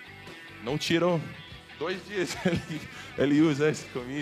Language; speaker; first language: Portuguese; non-native, learner; Turkish